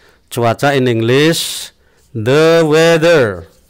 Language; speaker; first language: English; non-native, fluent; Indonesian